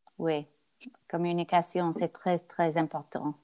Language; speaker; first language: French; non-native, learner; English